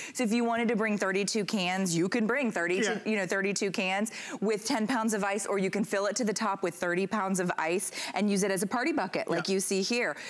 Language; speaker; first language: English; native; English